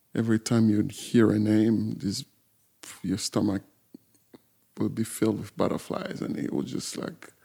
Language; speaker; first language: English; non-native, fluent; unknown